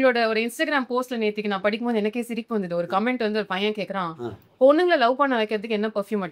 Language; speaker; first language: Tamil; native; Tamil